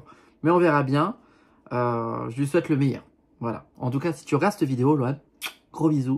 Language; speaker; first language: French; native; French